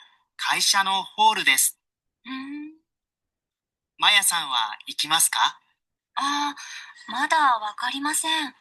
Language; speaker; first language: Japanese; non-native, learner; Sinhala